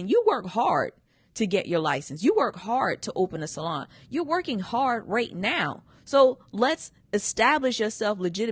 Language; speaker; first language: English; native; English